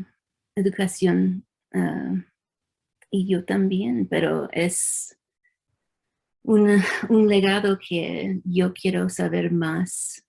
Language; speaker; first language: Spanish; early bilingual, heritage; English